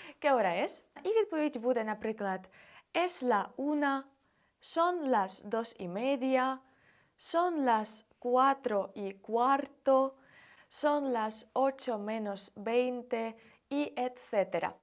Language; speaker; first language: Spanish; non-native, fluent; Ukrainian